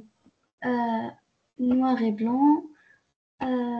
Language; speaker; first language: French; non-native, learner; Arabic